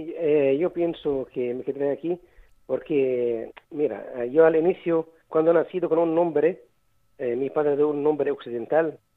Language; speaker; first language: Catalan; non-native, learner; Arabic